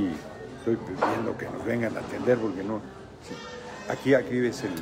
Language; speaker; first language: Spanish; native; Spanish